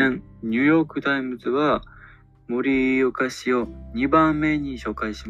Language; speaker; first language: Japanese; non-native, learner; Ukrainian